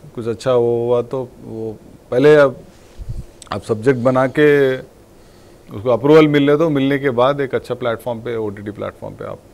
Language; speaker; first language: Hindi; non-native, local second language; Telugu